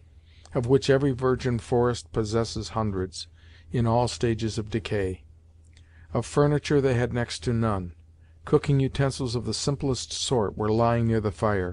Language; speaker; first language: English; native; English